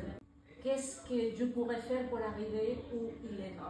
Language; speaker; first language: French; non-native, fluent; Spanish